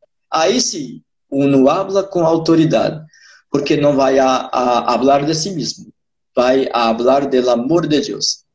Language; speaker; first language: Spanish; non-native, fluent; Portuguese